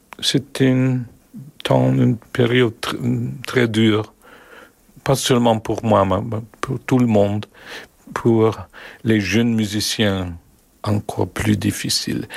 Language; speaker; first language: French; non-native, learner; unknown